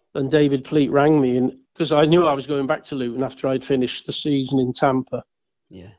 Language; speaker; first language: English; native; English